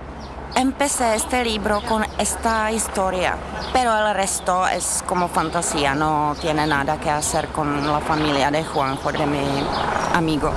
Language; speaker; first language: Spanish; non-native, fluent; Czech